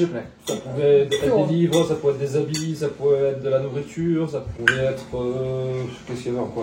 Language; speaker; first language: French; native; French